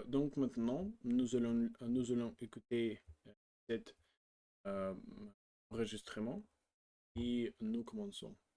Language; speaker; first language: French; non-native, learner; Russian